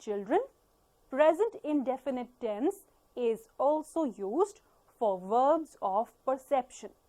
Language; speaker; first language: English; non-native, local second language; Punjabi